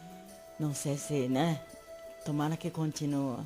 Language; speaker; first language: Portuguese; non-native, learner; Japanese